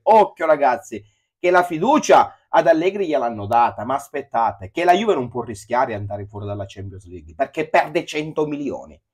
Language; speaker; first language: Italian; native; Italian